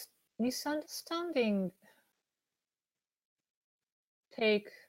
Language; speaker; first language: English; non-native, learner; Japanese